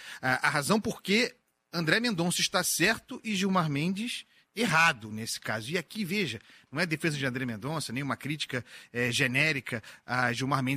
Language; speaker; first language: Portuguese; native; Portuguese